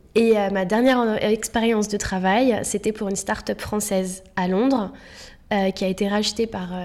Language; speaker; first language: French; native; French